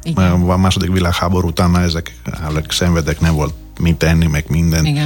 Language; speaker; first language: Hungarian; non-native, learner; Greek